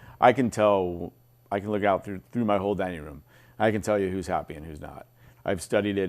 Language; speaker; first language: English; native; English